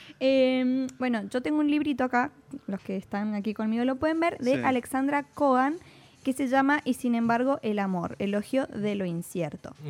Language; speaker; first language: Spanish; native; Spanish